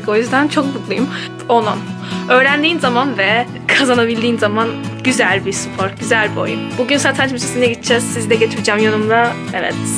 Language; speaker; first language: Turkish; native; Turkish